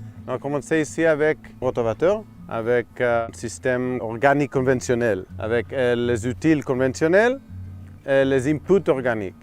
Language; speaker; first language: French; non-native, fluent; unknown